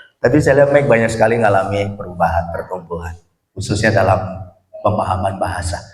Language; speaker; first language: Indonesian; native; Indonesian